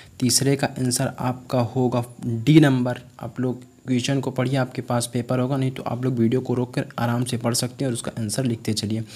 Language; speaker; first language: Hindi; native; Hindi